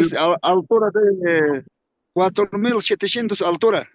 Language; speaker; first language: Spanish; non-native, local second language; Quechua